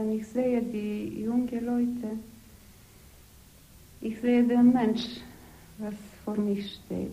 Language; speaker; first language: German; non-native, fluent; Polish